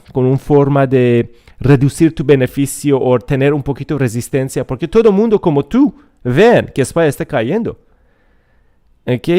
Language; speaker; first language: Spanish; non-native, fluent; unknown